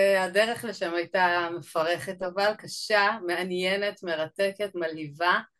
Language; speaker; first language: Hebrew; early bilingual, other home language; Russian